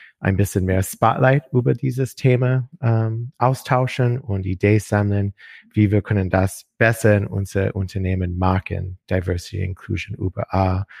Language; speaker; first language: German; non-native, learner; English